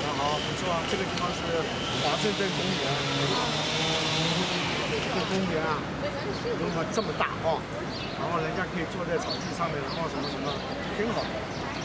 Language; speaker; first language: Chinese; native; Chinese